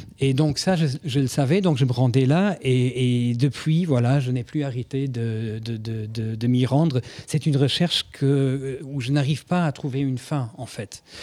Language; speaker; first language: French; non-native, fluent; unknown